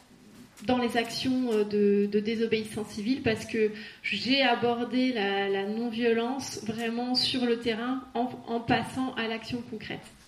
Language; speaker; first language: French; native; French